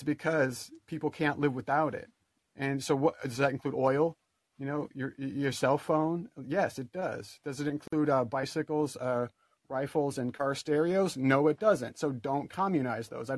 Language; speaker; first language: English; native; English